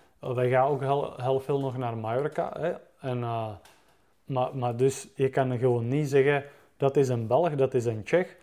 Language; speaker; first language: Dutch; non-native, fluent; Czech